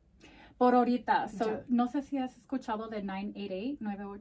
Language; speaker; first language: Spanish; early bilingual, heritage; Spanish